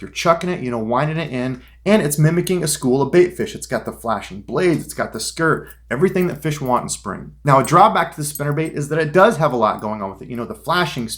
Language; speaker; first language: English; native; English